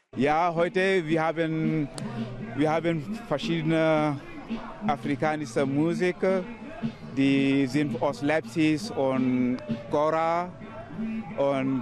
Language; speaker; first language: German; non-native, learner; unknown